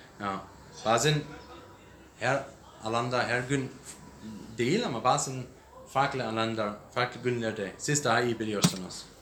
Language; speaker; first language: Turkish; non-native, learner; English